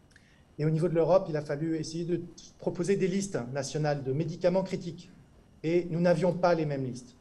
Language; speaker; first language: French; native; French